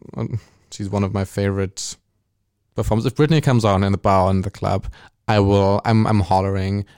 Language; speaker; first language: English; non-native, fluent; German